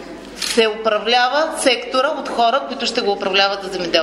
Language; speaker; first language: Bulgarian; native; Bulgarian